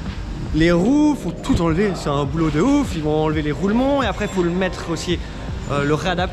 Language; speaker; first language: French; native; French